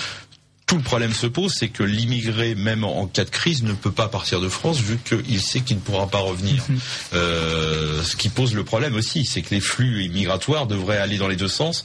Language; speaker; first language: French; native; French